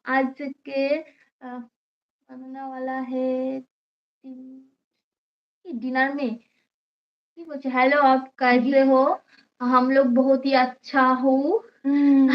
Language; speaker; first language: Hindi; non-native, learner; Bangla